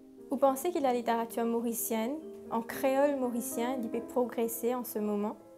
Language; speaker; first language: French; non-native, local second language; Morisyen